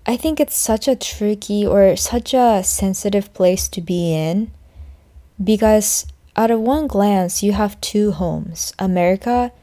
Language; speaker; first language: English; non-native, fluent; Japanese